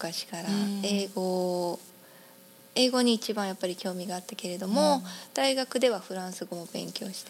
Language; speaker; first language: Japanese; native; Japanese